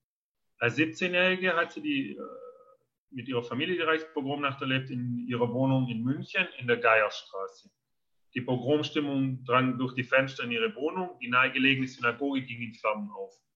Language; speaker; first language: German; native; German